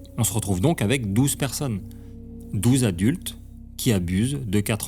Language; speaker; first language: French; native; French